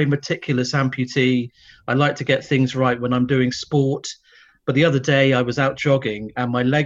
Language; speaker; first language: English; native; English